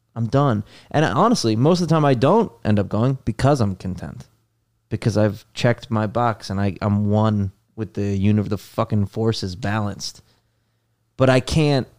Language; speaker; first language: English; native; English